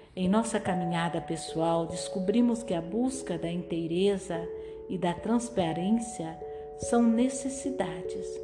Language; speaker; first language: Portuguese; non-native, fluent; French